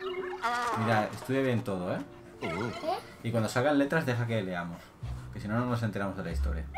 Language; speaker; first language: Spanish; native; Spanish